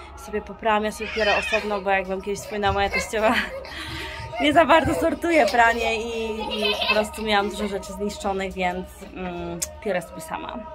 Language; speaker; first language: Polish; early bilingual, heritage; Polish